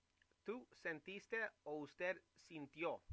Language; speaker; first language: Spanish; non-native, fluent; English